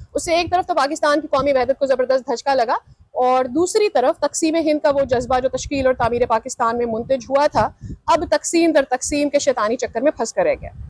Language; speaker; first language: Urdu; native; Urdu